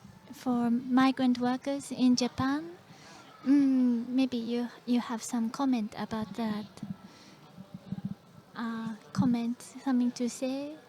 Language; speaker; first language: English; non-native, fluent; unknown